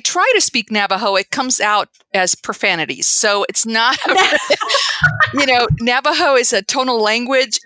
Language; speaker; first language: English; early bilingual, other home language; Spanish